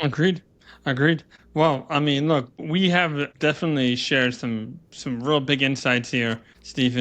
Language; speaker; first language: English; native; English